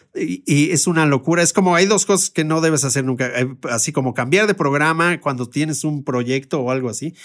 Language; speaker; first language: Spanish; native; Spanish